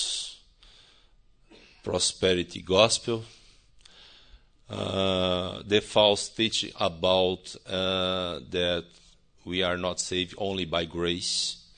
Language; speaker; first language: English; non-native, learner; Portuguese